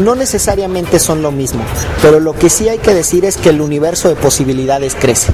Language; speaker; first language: Spanish; native; Spanish